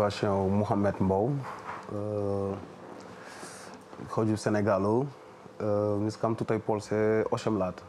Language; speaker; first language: Polish; non-native, learner; Wolof